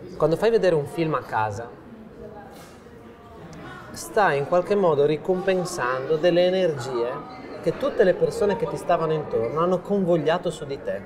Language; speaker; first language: Italian; native; Italian